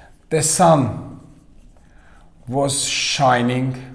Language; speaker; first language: English; non-native, fluent; Azerbaijani